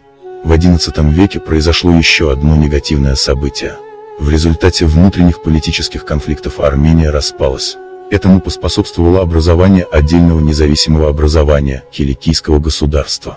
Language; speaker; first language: Russian; native; Russian